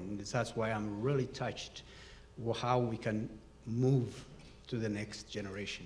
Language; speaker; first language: English; non-native, local second language; Amharic